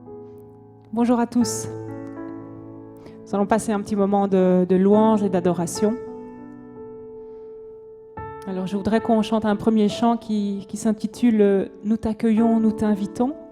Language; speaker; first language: French; native; French